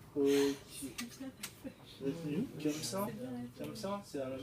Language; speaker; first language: French; native; French